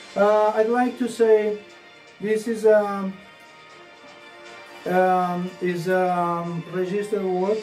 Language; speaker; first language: English; non-native, learner; Portuguese